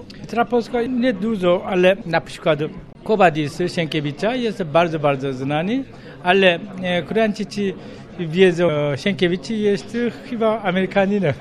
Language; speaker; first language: Polish; non-native, fluent; Korean